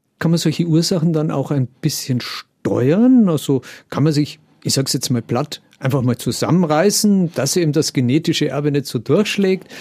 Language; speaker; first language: German; native; German